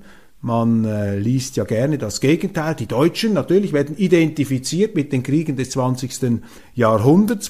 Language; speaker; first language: German; native; German